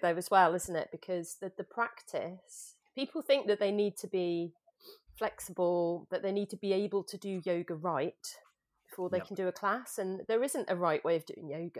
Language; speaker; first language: English; native; English